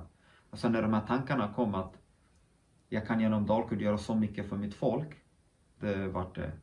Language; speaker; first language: Swedish; early bilingual, other home language; Kurdish